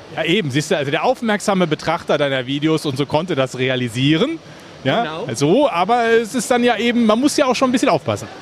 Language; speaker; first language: German; native; German